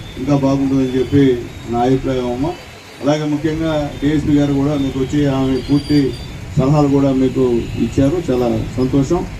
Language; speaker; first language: Telugu; native; Telugu